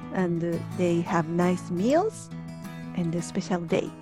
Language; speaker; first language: English; non-native, learner; Japanese